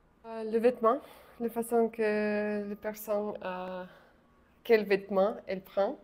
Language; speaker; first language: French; non-native, learner; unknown